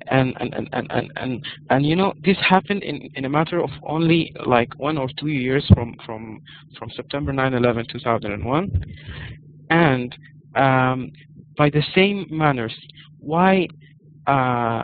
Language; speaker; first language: English; non-native, fluent; Arabic